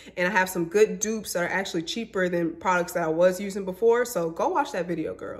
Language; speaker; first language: English; native; English